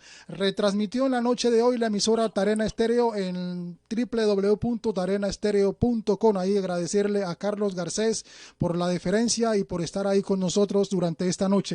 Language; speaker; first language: Spanish; native; Spanish